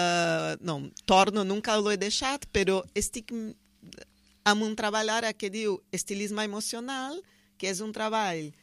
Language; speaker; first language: Catalan; non-native, fluent; Portuguese